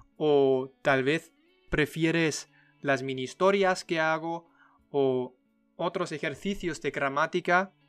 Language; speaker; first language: Spanish; non-native, fluent; German